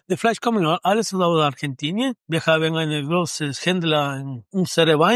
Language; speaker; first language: German; non-native, learner; Spanish